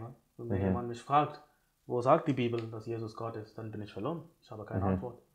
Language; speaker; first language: German; non-native, fluent; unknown